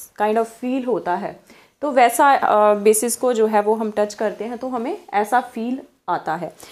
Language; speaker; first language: Hindi; non-native, local second language; Punjabi